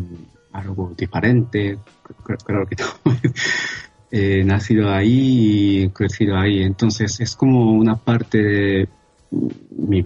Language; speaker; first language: Spanish; non-native, learner; Japanese